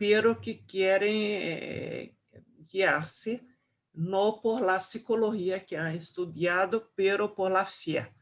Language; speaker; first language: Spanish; non-native, fluent; Portuguese